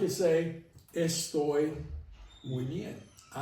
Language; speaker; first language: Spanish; non-native, fluent; English